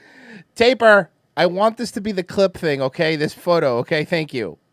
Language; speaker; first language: English; native; English